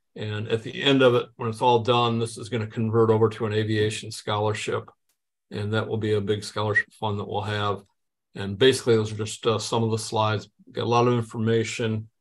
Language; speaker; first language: English; native; English